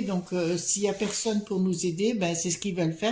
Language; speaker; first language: French; native; French